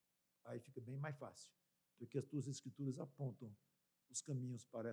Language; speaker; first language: Portuguese; native; Portuguese